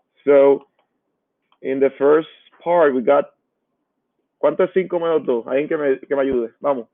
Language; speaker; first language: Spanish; native; Spanish